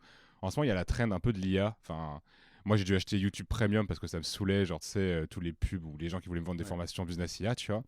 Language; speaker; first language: French; native; French